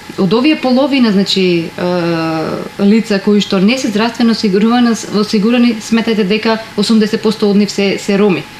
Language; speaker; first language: Macedonian; non-native, local second language; Romany